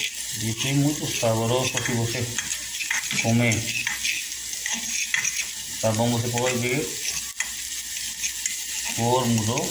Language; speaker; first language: Portuguese; non-native, learner; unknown